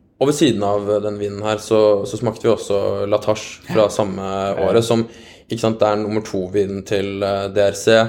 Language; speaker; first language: Norwegian; native; Norwegian